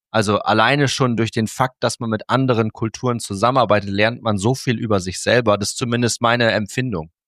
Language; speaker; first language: German; native; German